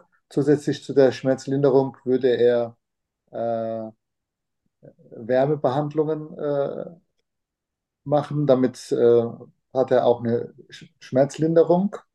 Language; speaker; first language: German; non-native, fluent; Turkish